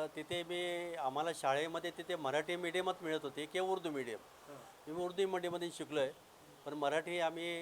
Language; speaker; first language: Marathi; non-native, local second language; Urdu